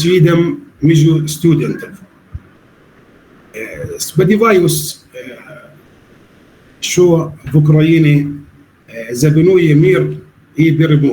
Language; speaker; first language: Ukrainian; non-native, learner; Arabic